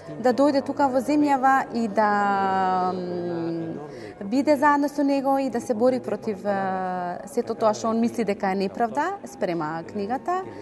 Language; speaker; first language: Macedonian; non-native, fluent; Spanish